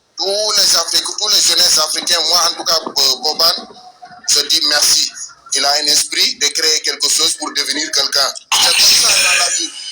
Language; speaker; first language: French; non-native, local second language; Wolof